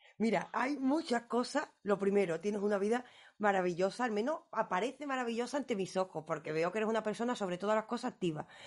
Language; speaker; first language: Spanish; native; Spanish